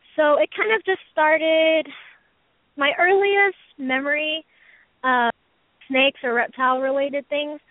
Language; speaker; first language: English; native; English